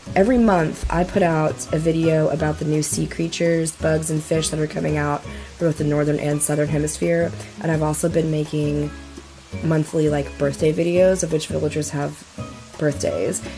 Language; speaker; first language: English; native; English